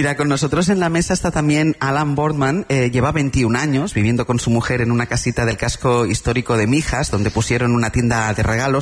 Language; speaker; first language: Spanish; native; Spanish